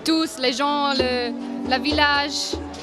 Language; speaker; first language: French; non-native, local second language; German